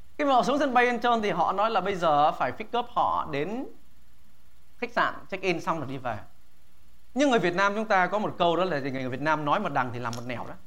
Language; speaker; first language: Vietnamese; native; Vietnamese